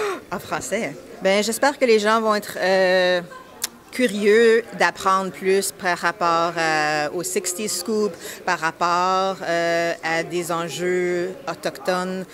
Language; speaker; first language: French; early bilingual, heritage; French